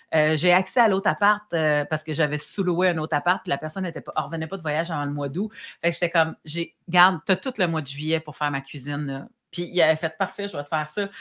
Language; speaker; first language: French; native; French